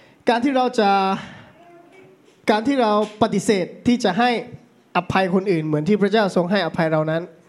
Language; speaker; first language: Thai; native; Thai